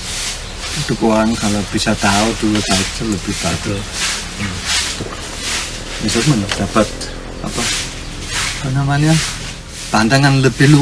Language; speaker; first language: Indonesian; non-native, fluent; German